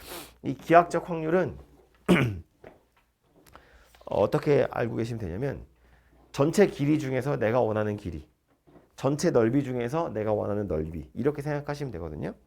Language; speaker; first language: Korean; native; Korean